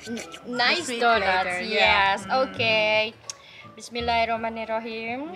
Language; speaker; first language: English; non-native, fluent; Indonesian